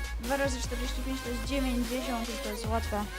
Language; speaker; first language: Polish; native; Polish